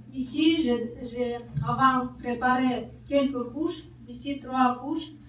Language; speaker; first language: French; non-native, learner; Kazakh